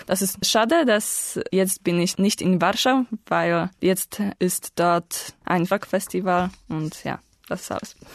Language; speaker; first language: German; non-native, learner; Polish